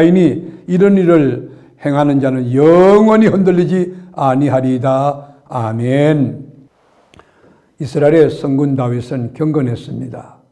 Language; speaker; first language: Korean; native; Korean